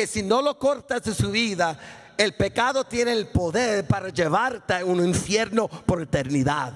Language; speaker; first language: Spanish; early bilingual, heritage; Spanish